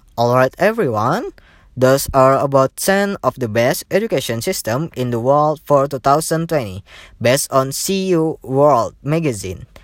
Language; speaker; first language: English; non-native, learner; Indonesian